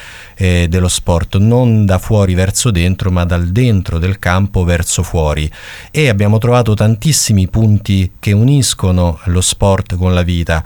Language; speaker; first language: Italian; native; Italian